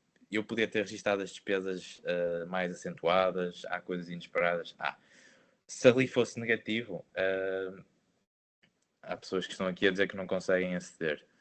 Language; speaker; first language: Portuguese; native; Portuguese